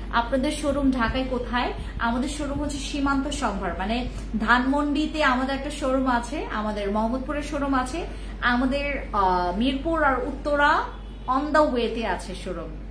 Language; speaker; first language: Bangla; non-native, local second language; Khasi